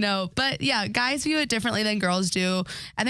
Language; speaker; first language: English; native; English